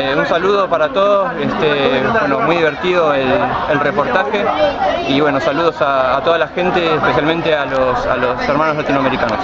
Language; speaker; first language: Spanish; native; Spanish